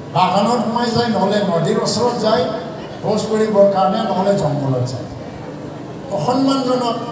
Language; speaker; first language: Assamese; non-native, local second language; Bodo